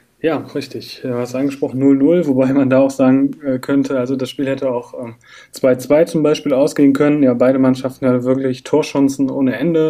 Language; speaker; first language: German; native; German